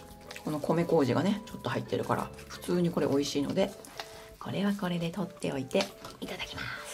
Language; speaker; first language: Japanese; native; Japanese